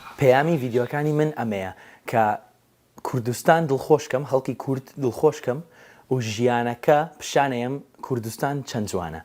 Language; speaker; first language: Central Kurdish; non-native, fluent; English